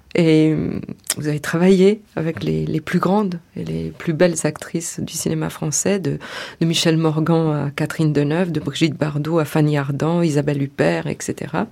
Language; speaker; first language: French; native; French